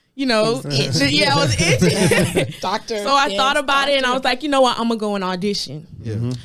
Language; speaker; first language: English; native; English